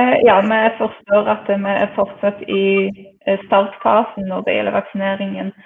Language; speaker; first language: Norwegian; non-native, fluent; Polish